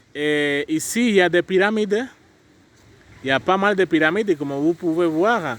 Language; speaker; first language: French; non-native, fluent; Spanish